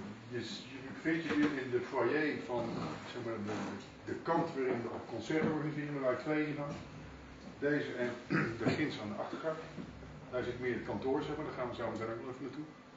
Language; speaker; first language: Dutch; native; Dutch